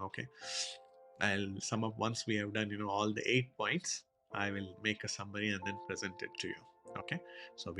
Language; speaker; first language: English; non-native, local second language; Hindi